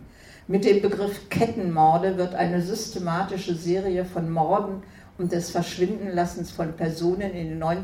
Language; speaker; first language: German; native; German